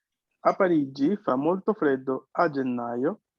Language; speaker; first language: Italian; non-native, fluent; Spanish